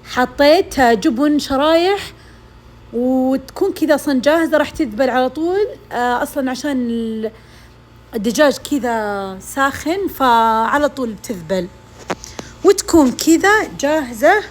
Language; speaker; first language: Arabic; native; Arabic